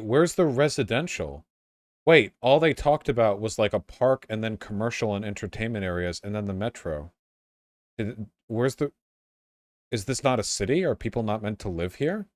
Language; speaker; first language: English; native; English